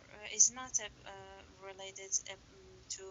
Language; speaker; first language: English; non-native, learner; Persian